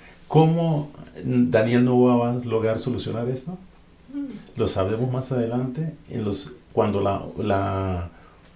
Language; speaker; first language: Spanish; native; Spanish